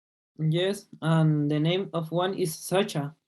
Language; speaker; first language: English; non-native, learner; Spanish